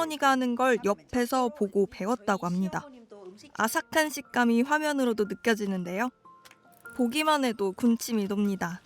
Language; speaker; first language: Korean; native; Korean